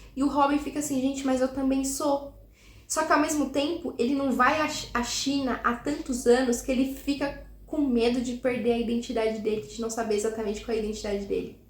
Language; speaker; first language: Portuguese; native; Portuguese